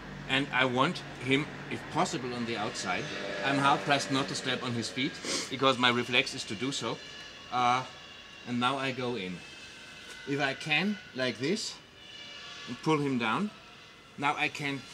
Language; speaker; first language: English; non-native, fluent; German